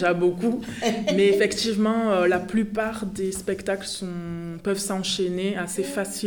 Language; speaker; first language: French; native; French